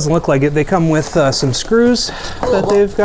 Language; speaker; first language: English; native; English